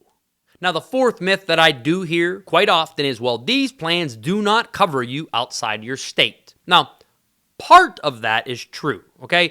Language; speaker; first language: English; native; English